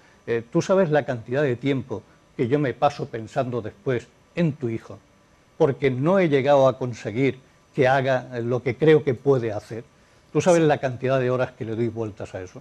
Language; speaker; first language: Spanish; native; Spanish